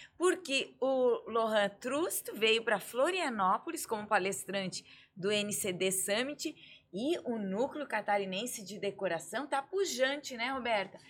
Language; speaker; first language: Portuguese; native; Portuguese